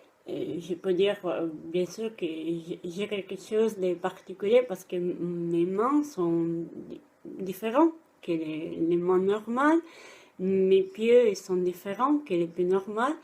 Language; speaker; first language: French; non-native, fluent; Italian